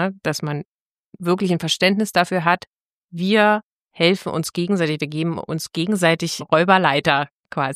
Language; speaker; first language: German; native; German